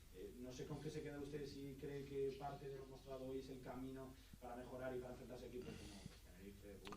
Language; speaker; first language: Spanish; native; Spanish